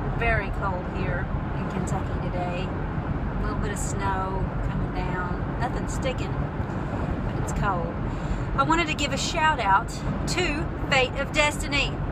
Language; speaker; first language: English; native; English